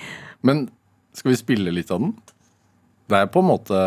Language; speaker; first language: Norwegian; native; Norwegian